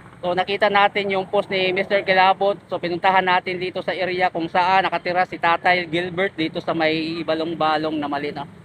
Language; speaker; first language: Filipino; native; Filipino